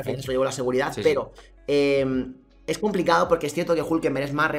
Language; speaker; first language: Spanish; native; Spanish